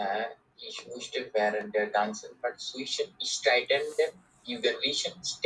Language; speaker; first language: German; non-native, learner; Bangla